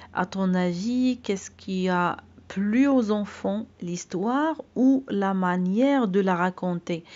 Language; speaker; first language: French; non-native, local second language; Arabic